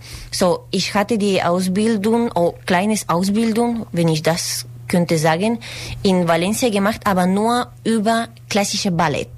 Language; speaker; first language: German; non-native, learner; Spanish